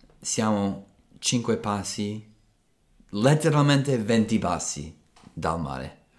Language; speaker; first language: Italian; non-native, fluent; English